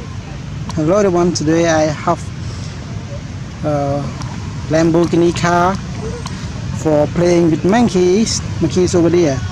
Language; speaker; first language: English; non-native, learner; Khmer